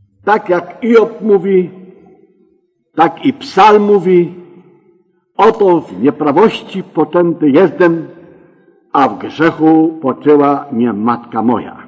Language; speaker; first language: Polish; native; Polish